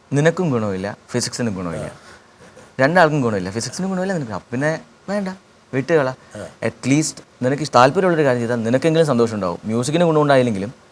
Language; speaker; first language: Malayalam; native; Malayalam